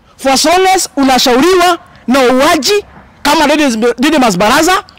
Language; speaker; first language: English; non-native, local second language; Kikuyu